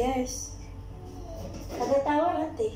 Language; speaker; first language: English; non-native, learner; Filipino